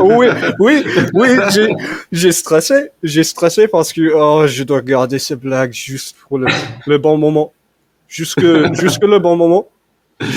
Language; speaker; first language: French; non-native, fluent; English